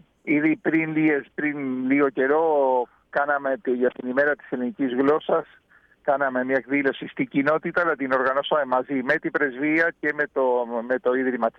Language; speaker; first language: Greek; early bilingual, heritage; Spanish